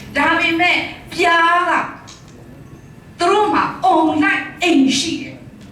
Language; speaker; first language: Burmese; non-native, local second language; Hakha Chin